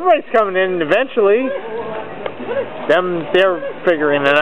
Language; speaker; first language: English; native; English